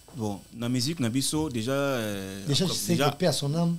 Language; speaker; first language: French; non-native, local second language; Lingala